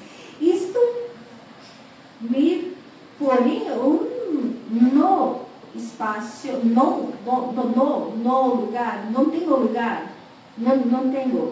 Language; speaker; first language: Spanish; non-native, fluent; Portuguese